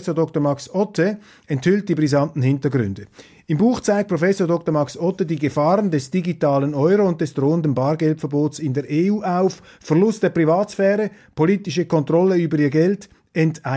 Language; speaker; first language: German; non-native, local second language; Swiss German